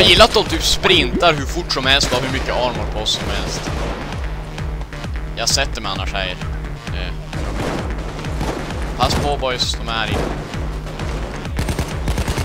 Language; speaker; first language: Swedish; native; Swedish